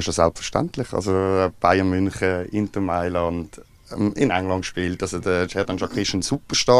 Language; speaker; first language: German; native; German